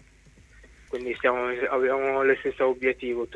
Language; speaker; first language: Italian; non-native, fluent; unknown